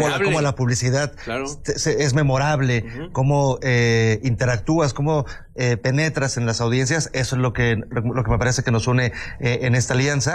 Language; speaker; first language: Spanish; native; Spanish